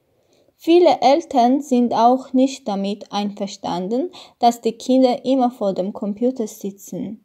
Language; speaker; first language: German; non-native, learner; Armenian